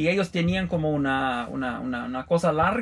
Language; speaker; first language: Spanish; non-native, fluent; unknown